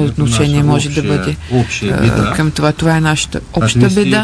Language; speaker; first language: Bulgarian; non-native, fluent; Russian